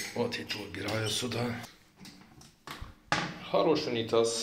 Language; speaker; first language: Russian; non-native, local second language; Turkish